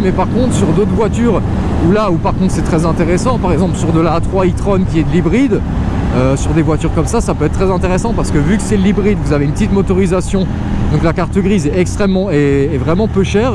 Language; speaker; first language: French; native; French